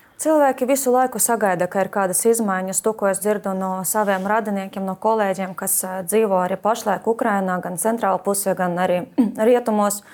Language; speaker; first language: Latvian; non-native, fluent; Ukrainian